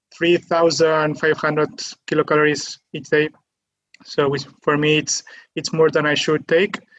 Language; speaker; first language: English; non-native, fluent; Catalan